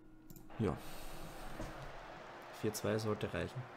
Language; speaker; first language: German; native; German